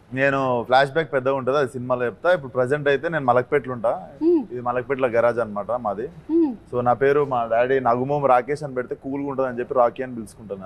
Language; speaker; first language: Telugu; native; Telugu